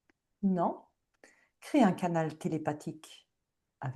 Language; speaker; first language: French; native; French